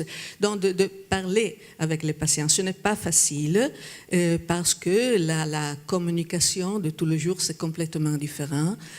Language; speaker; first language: French; non-native, fluent; Italian